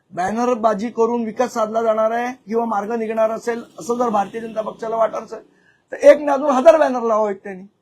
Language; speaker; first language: Marathi; native; Marathi